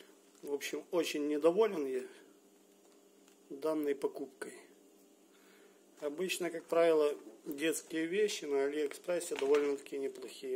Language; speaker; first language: Russian; native; Russian